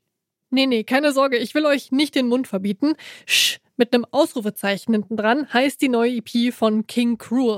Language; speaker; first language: German; native; German